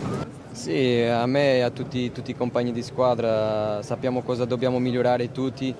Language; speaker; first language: Italian; non-native, fluent; Portuguese